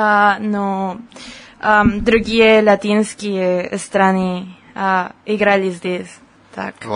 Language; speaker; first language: Russian; non-native, learner; Spanish